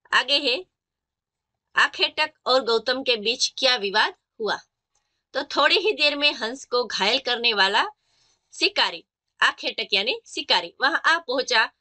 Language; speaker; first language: Hindi; non-native, local second language; Gujarati